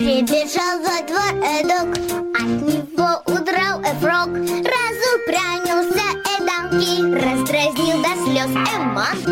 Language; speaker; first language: Russian; native; Russian